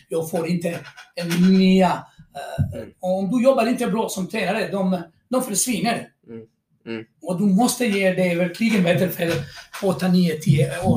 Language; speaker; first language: Swedish; non-native, fluent; Croatian